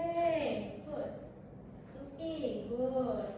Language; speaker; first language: English; non-native, learner; Indonesian